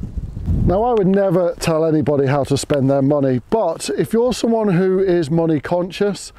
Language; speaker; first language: English; native; English